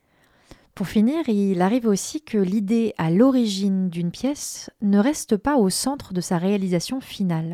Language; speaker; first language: French; native; French